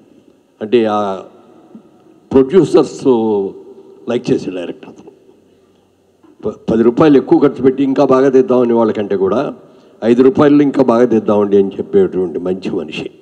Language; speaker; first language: Telugu; native; Telugu